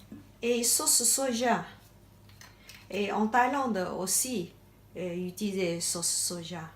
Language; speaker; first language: French; non-native, learner; Thai